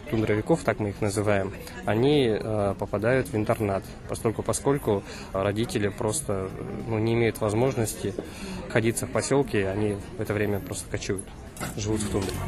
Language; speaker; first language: Russian; non-native, local second language; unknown